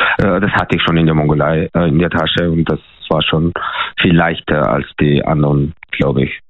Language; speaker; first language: German; non-native, fluent; Mongolian